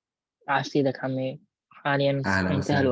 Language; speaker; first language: Arabic; native; Arabic